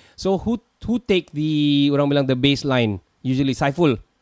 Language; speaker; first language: English; non-native, local second language; Malay